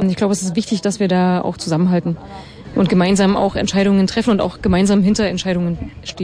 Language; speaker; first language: German; native; German